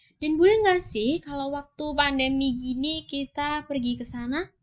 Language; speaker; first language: Indonesian; native; Indonesian